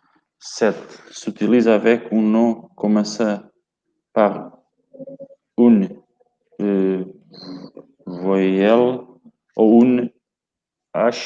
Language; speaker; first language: French; non-native, learner; Portuguese